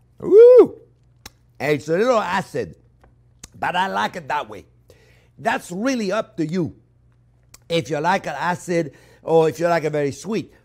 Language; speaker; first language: English; non-native, fluent; French